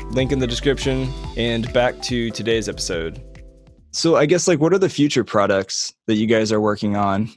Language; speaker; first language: English; native; English